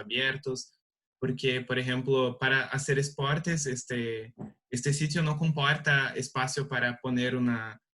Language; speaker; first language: Spanish; non-native, learner; Portuguese